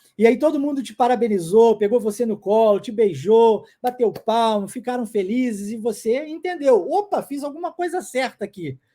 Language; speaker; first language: Portuguese; non-native, fluent; English